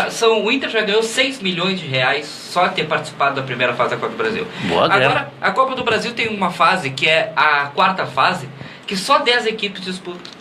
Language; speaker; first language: Portuguese; native; Portuguese